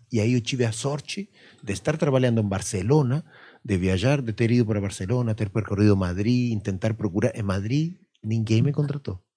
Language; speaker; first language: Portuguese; non-native, fluent; Spanish